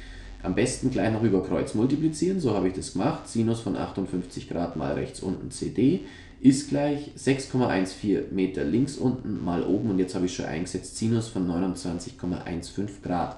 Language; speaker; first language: German; native; German